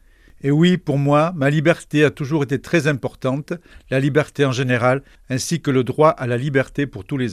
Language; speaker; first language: French; native; French